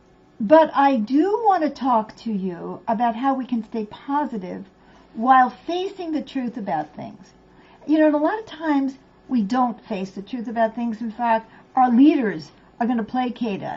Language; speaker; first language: English; native; English